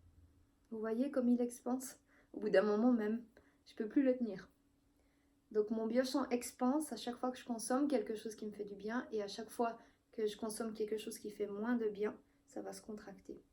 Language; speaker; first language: French; native; French